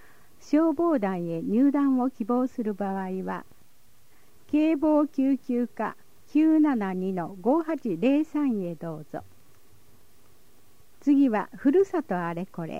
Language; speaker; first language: Japanese; native; Japanese